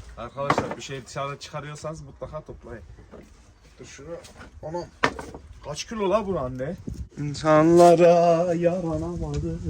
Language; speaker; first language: Turkish; early bilingual, heritage; Turkish